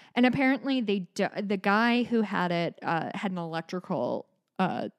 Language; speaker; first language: English; native; English